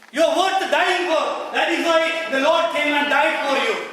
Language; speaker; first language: English; non-native, local second language; Malayalam